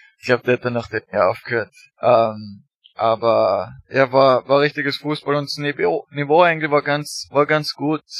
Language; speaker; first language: German; native; German